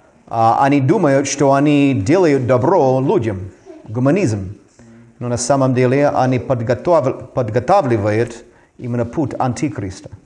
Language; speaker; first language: Russian; non-native, fluent; English